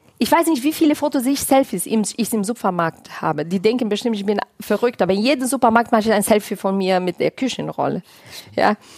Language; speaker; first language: German; non-native, fluent; Portuguese